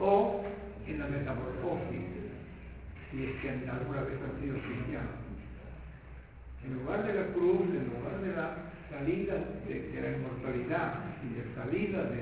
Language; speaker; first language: Spanish; native; Spanish